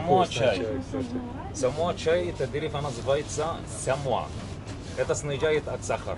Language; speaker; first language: Russian; non-native, learner; Arabic